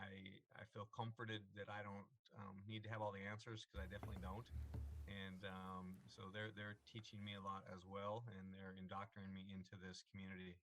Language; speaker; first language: English; native; English